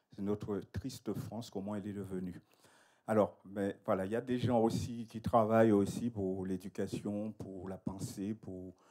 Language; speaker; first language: French; native; French